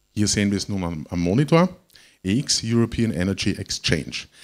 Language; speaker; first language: German; native; German